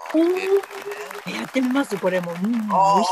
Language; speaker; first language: Japanese; native; Japanese